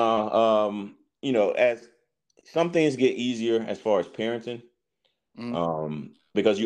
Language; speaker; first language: English; native; English